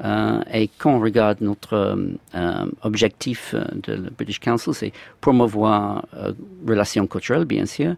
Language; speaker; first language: French; non-native, fluent; English